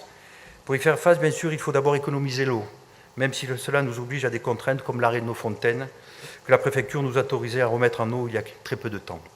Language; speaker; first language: French; native; French